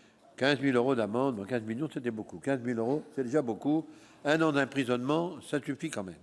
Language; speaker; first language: French; native; French